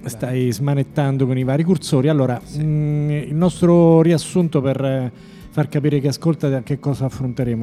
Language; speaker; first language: Italian; native; Italian